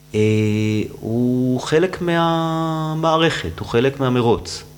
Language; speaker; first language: Hebrew; native; Hebrew